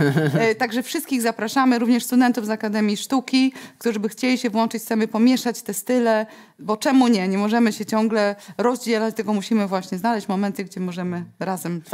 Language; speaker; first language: Polish; native; Polish